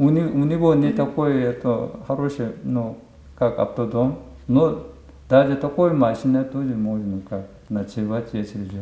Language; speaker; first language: Russian; non-native, learner; Korean